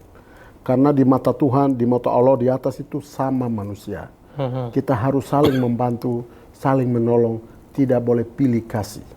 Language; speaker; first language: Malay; non-native, local second language; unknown